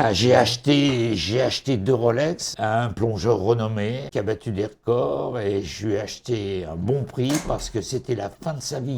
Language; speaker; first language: French; native; French